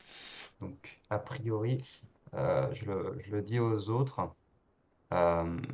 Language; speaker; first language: French; native; French